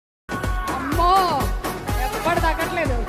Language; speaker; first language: Telugu; native; Telugu